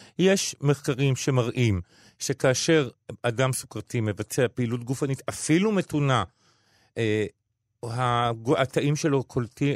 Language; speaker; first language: Hebrew; native; Hebrew